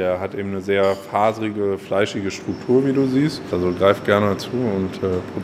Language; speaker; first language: German; native; German